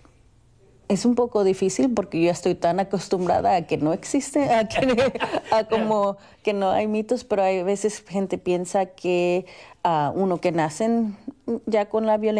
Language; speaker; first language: Spanish; early bilingual, heritage; Spanish